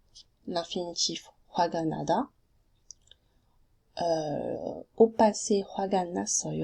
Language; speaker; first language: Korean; non-native, fluent; French